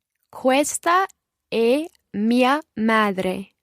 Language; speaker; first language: Italian; non-native, learner; English